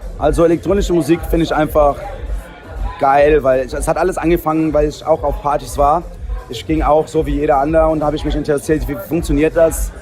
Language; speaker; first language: German; early bilingual, heritage; Portuguese